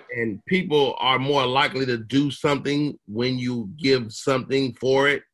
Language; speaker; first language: English; native; English